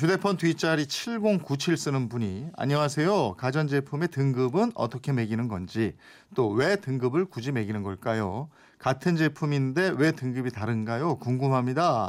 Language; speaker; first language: Korean; native; Korean